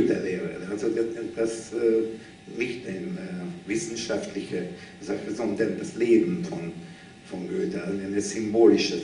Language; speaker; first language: German; non-native, learner; Hungarian